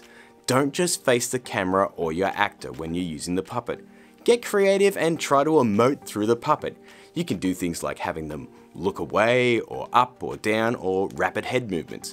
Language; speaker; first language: English; native; English